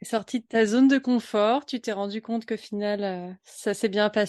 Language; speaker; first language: French; native; French